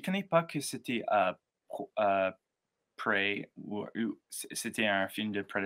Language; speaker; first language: French; non-native, learner; English